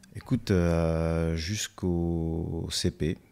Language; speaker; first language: French; native; French